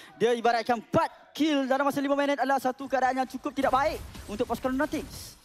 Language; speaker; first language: Malay; native; Malay